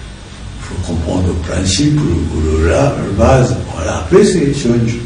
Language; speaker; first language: French; non-native, learner; Japanese